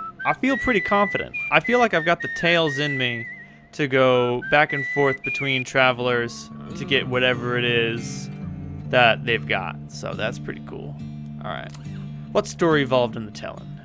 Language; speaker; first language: English; native; English